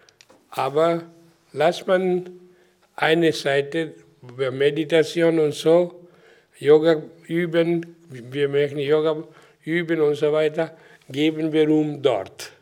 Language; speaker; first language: German; non-native, learner; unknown